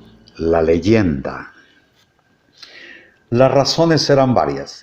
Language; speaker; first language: Spanish; native; Spanish